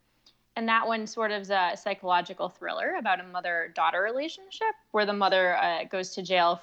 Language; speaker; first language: English; native; English